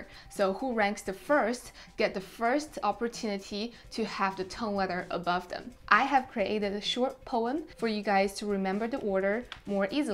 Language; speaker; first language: English; non-native, fluent; Chinese